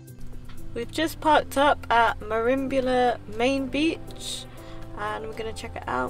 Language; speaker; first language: English; native; English